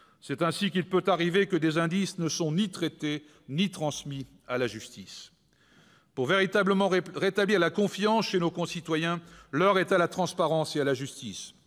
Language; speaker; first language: French; native; French